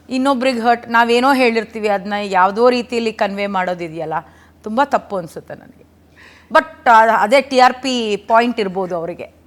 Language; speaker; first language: Kannada; native; Kannada